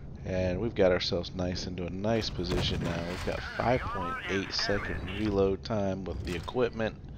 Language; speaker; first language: English; native; English